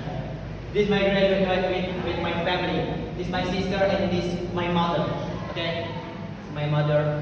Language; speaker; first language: English; non-native, learner; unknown